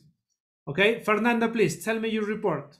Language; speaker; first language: English; non-native, learner; Spanish